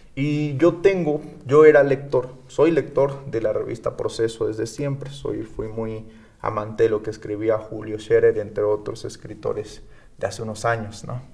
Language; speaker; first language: Spanish; native; Spanish